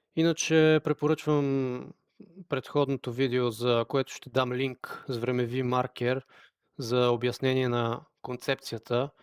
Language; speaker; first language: Bulgarian; native; Bulgarian